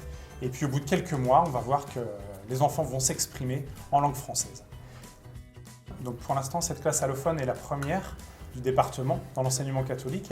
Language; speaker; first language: French; native; French